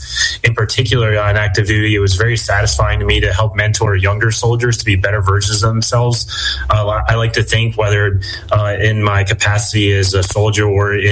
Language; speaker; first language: English; native; English